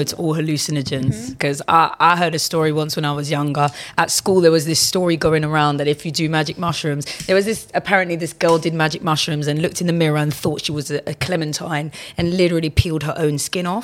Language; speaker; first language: English; native; English